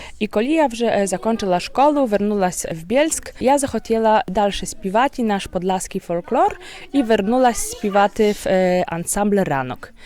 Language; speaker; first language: Ukrainian; early bilingual, heritage; Ukrainian